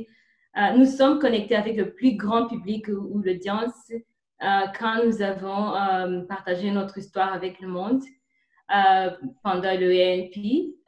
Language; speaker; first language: French; non-native, fluent; Kinyarwanda